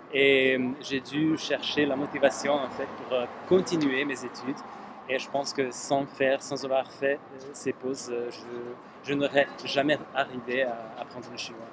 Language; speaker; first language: French; non-native, fluent; Slovak